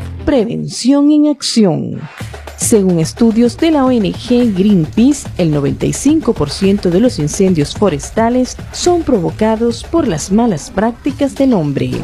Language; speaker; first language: Spanish; native; Spanish